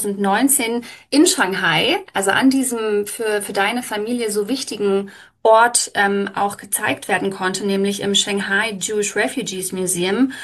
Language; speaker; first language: German; native; German